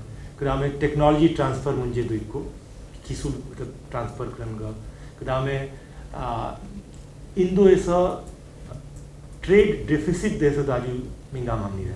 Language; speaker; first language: Korean; non-native, learner; Hindi